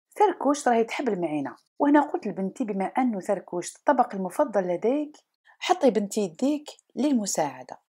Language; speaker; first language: Arabic; non-native, local second language; Kabyle